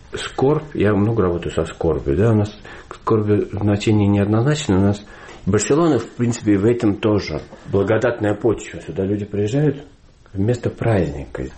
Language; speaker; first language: Russian; native; Russian